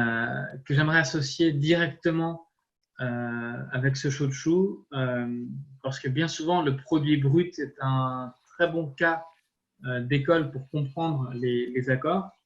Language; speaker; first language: French; native; French